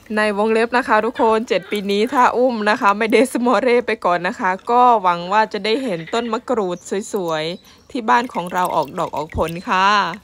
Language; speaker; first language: Thai; native; Thai